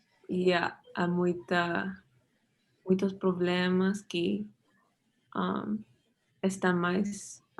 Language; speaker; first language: Portuguese; non-native, learner; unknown